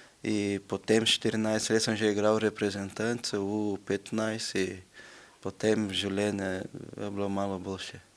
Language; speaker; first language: Slovenian; non-native, learner; Portuguese